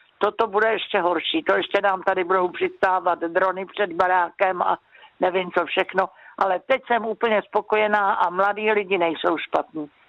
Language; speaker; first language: Czech; native; Czech